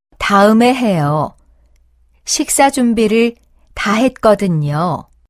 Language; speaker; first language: Korean; native; Korean